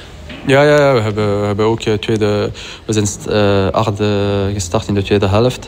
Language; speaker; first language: Dutch; non-native, local second language; French